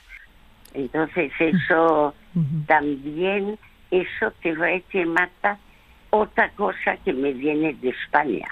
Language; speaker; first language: Spanish; early bilingual, other home language; French